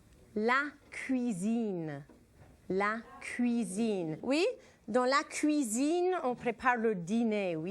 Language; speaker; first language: French; non-native, fluent; English